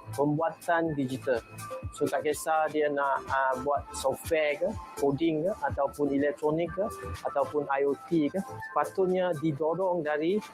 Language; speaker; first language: Malay; non-native, local second language; Chinese